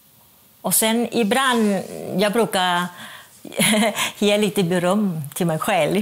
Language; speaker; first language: Swedish; non-native, fluent; Thai